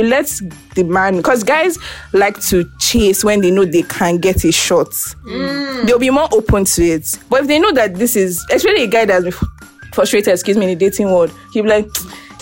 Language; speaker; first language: English; non-native, local second language; Yoruba